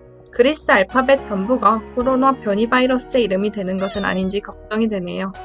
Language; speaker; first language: Korean; native; Korean